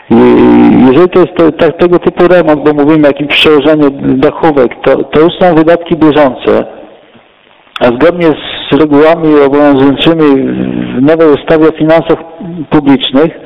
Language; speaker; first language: Polish; native; Polish